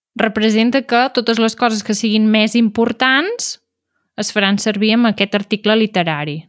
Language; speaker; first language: Catalan; native; Catalan